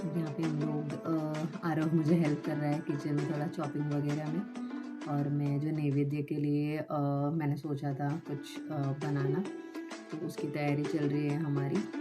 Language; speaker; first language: Hindi; non-native, local second language; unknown